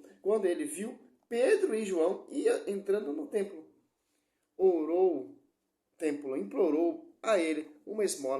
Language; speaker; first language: Portuguese; native; Portuguese